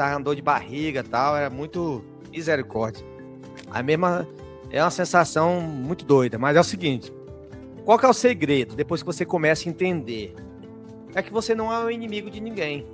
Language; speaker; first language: Portuguese; native; Portuguese